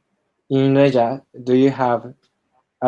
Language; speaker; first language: English; non-native, learner; Japanese